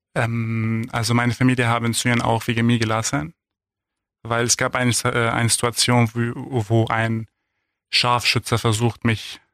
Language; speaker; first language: German; non-native, fluent; Arabic